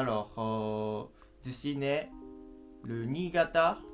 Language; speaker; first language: French; non-native, learner; Japanese